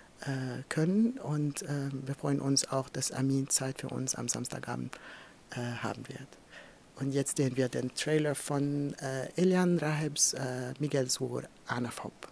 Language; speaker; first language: German; non-native, fluent; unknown